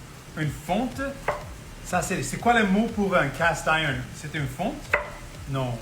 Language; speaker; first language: French; non-native, local second language; Punjabi